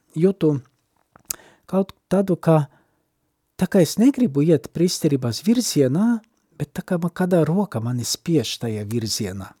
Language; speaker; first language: Latvian; non-native, fluent; Polish